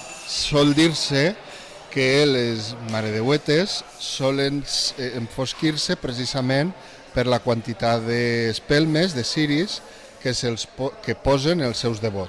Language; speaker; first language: Catalan; native; Catalan